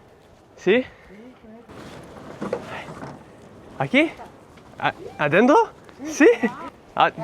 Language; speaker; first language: Spanish; non-native, learner; French